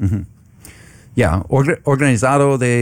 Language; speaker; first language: Spanish; non-native, learner; English